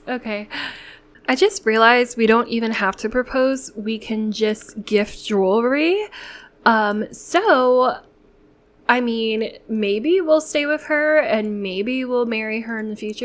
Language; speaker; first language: English; native; English